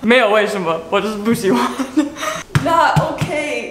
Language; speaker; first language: Chinese; non-native, fluent; English